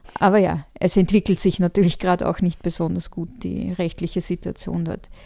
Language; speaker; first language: German; native; German